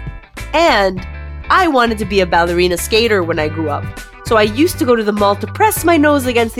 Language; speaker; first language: English; non-native, local second language; Filipino